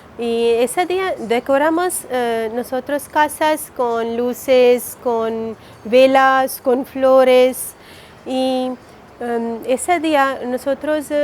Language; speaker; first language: Spanish; non-native, learner; Hindi